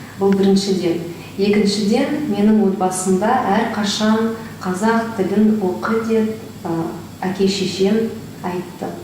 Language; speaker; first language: Kazakh; non-native, local second language; Russian